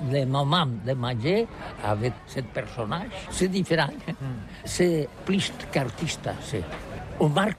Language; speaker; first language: French; non-native, learner; Catalan